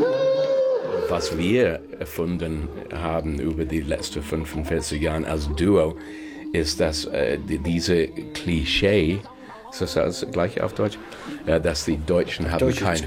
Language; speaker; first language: German; non-native, fluent; English